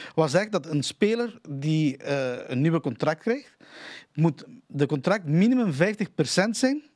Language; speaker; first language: Dutch; non-native, fluent; Spanish